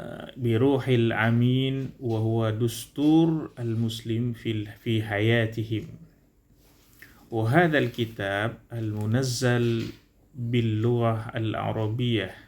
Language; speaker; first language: Arabic; non-native, learner; Indonesian